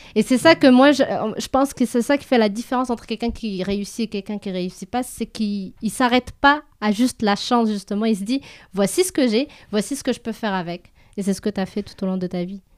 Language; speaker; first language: French; native; French